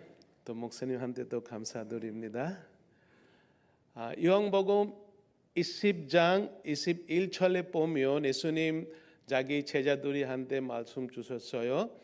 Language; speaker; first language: Korean; non-native, learner; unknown